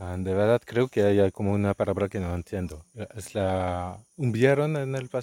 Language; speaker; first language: Spanish; non-native, learner; French